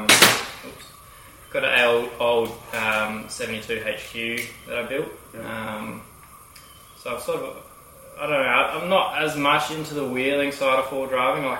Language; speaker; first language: English; native; English